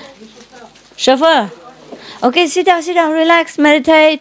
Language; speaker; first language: French; non-native, learner; Vietnamese